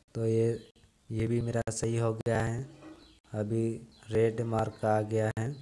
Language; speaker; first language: Hindi; non-native, local second language; Bangla